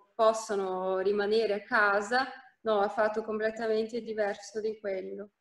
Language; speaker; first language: Italian; non-native, fluent; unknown